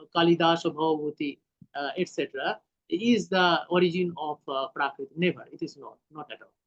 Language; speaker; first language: English; non-native, local second language; Hindi